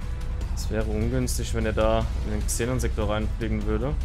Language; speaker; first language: German; native; German